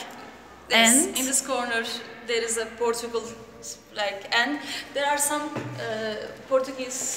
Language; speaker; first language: English; non-native, fluent; Turkish